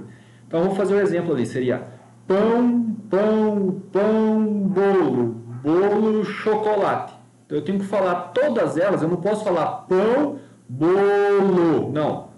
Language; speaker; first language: Portuguese; native; Portuguese